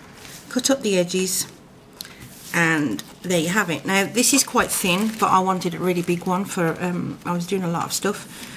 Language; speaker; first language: English; native; English